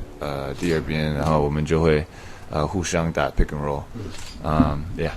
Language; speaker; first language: Chinese; early bilingual, heritage; English